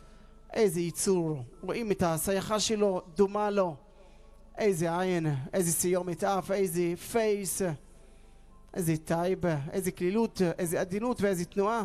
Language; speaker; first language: Hebrew; non-native, local second language; Arabic